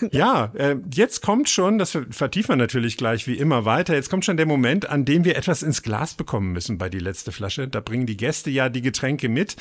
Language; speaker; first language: German; native; German